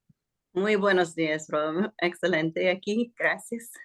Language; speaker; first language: Spanish; non-native, fluent; English